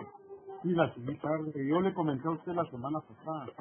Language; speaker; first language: Spanish; native; Spanish